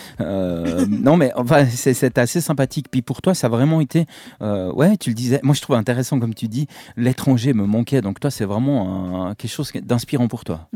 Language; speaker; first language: French; native; French